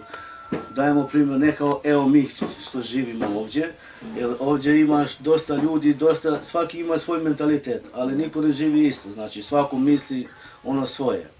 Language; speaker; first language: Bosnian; non-native, local second language; Romany